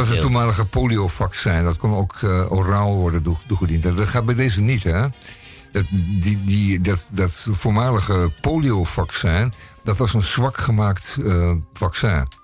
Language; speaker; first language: Dutch; native; Dutch